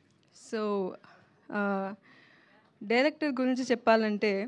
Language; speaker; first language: Telugu; non-native, learner; Tamil